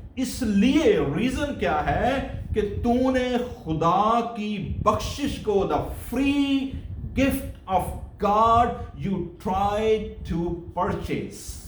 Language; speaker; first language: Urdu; non-native, local second language; Punjabi